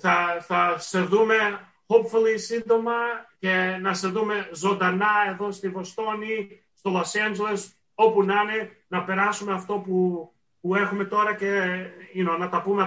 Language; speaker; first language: Greek; early bilingual, heritage; Greek